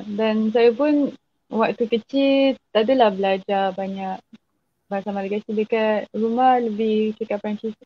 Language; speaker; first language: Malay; non-native, fluent; French